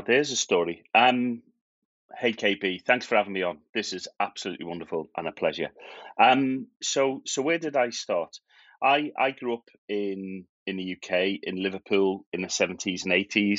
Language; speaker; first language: English; native; English